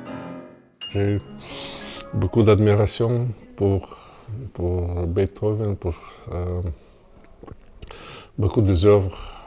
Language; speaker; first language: French; non-native, fluent; Russian